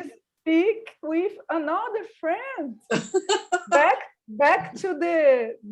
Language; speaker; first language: English; non-native, learner; Portuguese